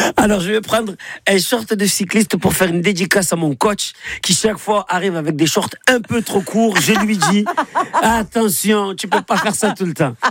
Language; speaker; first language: French; native; French